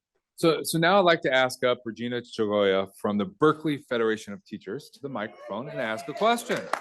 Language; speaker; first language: English; native; English